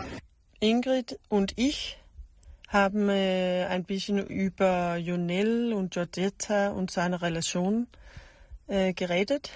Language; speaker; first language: German; non-native, learner; Danish